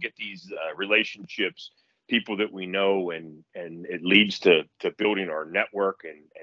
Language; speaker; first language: English; native; English